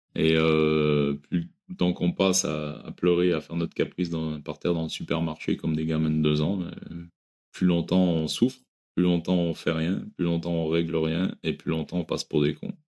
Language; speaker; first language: French; native; French